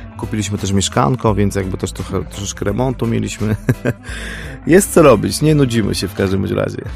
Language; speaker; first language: Polish; non-native, fluent; Armenian